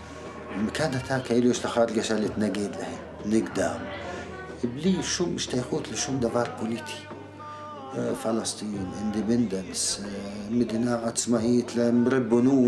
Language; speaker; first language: Hebrew; non-native, local second language; Arabic